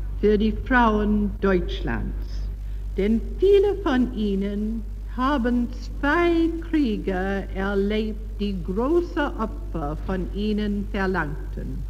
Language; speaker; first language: German; non-native, learner; English